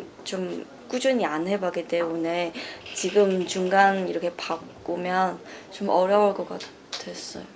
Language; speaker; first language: Korean; non-native, learner; Chinese